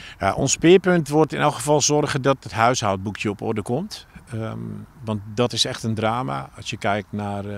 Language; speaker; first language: Dutch; native; Dutch